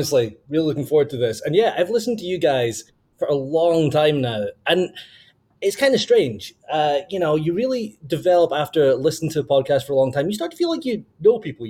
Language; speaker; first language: English; native; English